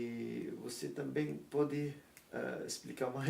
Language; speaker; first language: Portuguese; non-native, learner; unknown